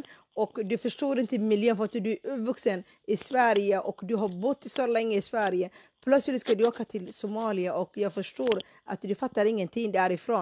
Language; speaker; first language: Swedish; non-native, fluent; Somali